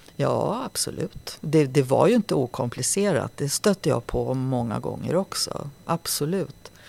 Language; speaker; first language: Swedish; native; Swedish